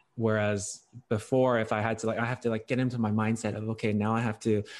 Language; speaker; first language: English; non-native, local second language; Cantonese